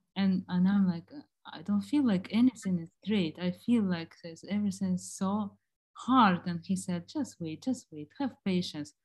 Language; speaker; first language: English; non-native, fluent; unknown